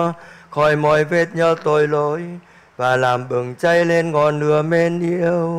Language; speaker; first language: Vietnamese; native; Vietnamese